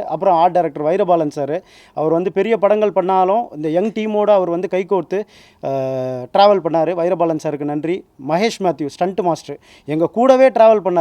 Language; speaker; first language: Tamil; native; Tamil